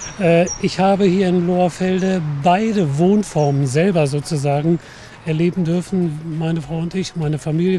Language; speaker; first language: German; native; German